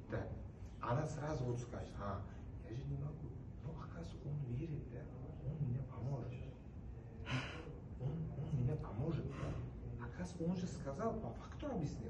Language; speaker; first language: Russian; non-native, local second language; Uzbek